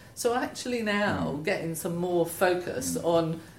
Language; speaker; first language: English; native; English